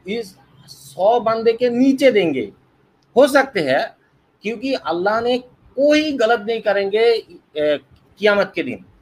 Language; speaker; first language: Hindi; non-native, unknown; Bangla